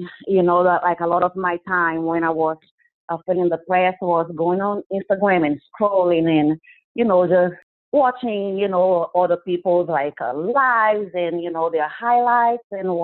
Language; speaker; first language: English; non-native, fluent; Portuguese